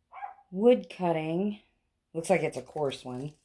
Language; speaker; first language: English; native; English